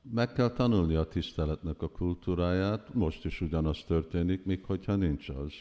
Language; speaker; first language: Hungarian; early bilingual, heritage; Hungarian